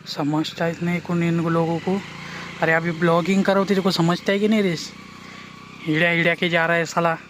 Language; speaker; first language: Hindi; non-native, local second language; Marathi